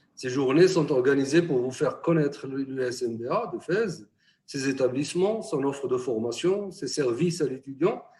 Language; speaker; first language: French; non-native, local second language; Arabic